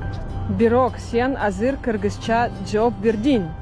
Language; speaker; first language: Kyrgyz; non-native, learner; Russian